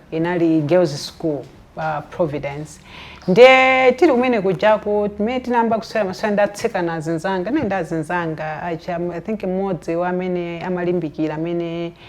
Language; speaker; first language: Nyanja; native; Nyanja